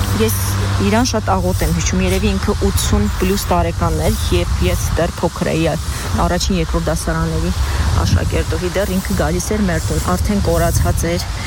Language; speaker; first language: Armenian; native; Armenian